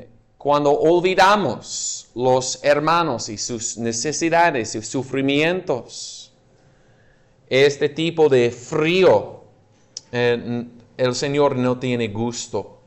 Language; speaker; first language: Spanish; non-native, fluent; English